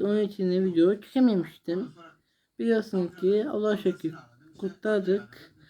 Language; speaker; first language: Turkish; non-native, learner; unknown